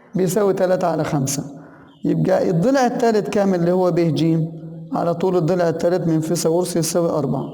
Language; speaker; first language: Arabic; native; Arabic